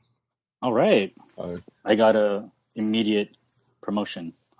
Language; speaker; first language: English; native; English